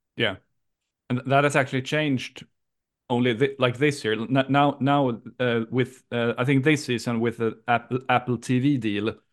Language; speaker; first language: English; non-native, fluent; Swedish